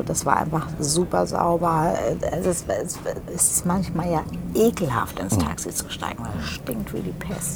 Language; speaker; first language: German; native; German